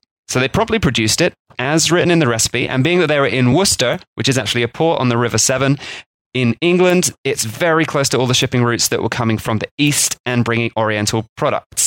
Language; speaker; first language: English; native; English